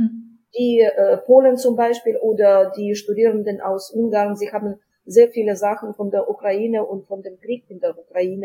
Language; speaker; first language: German; non-native, fluent; Ukrainian